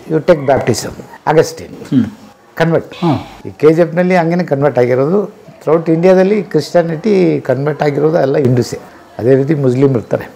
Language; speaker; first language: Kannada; non-native, local second language; Tamil